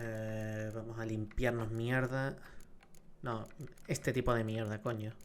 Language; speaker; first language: Spanish; native; Spanish